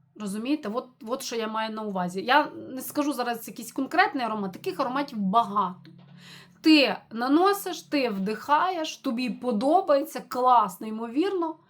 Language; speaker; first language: Ukrainian; non-native, local second language; Russian